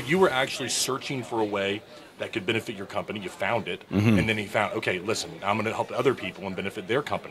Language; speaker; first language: English; native; English